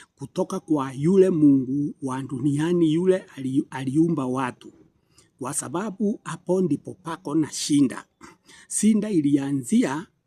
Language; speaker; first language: Swahili; non-native, local second language; Kikuyu